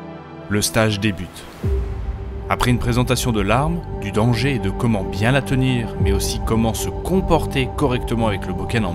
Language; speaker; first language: French; native; French